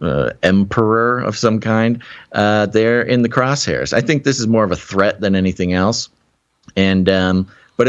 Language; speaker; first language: English; native; English